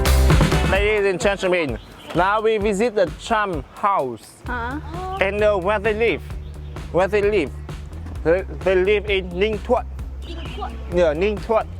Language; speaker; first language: English; non-native, fluent; Vietnamese